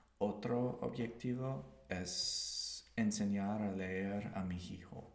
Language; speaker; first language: Spanish; non-native, learner; English